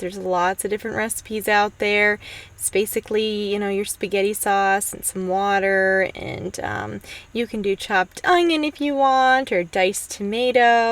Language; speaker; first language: English; native; English